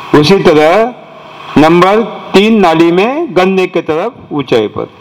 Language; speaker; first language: Hindi; non-native, local second language; Marathi